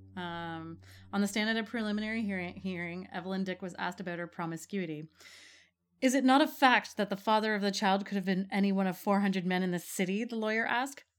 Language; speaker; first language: English; native; English